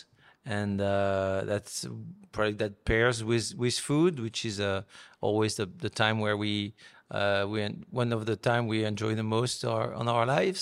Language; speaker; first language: English; non-native, fluent; French